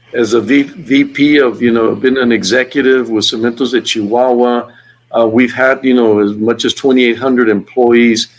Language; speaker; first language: English; native; English